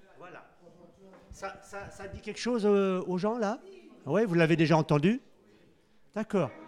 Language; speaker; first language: French; native; French